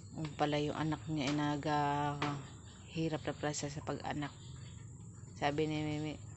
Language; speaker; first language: Filipino; native; Filipino